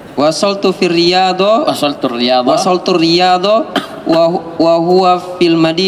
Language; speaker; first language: Arabic; non-native, learner; Indonesian